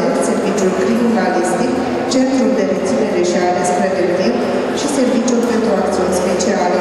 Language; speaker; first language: Romanian; native; Romanian